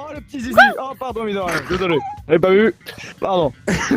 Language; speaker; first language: French; native; French